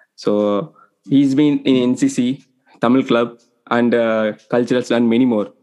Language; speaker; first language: English; non-native, local second language; Tamil